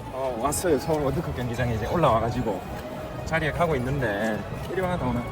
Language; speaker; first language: Korean; native; Korean